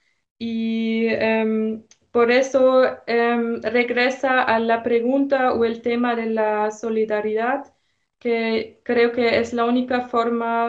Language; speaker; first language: Spanish; non-native, fluent; German